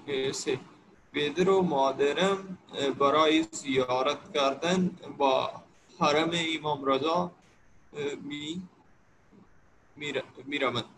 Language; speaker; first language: Persian; non-native, learner; Urdu